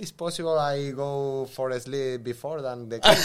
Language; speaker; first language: English; non-native, learner; Spanish